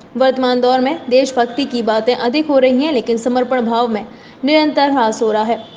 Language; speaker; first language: Hindi; native; Hindi